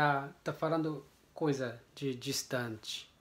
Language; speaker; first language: Portuguese; non-native, learner; Japanese